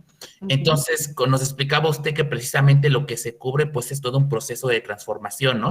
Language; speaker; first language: Spanish; native; Spanish